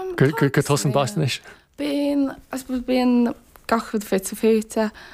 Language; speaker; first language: Irish; non-native, local second language; English